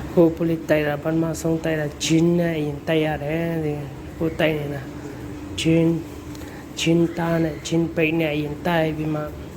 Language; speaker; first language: Burmese; non-native, local second language; Kachin